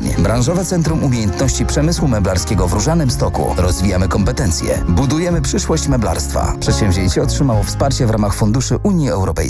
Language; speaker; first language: Polish; native; Polish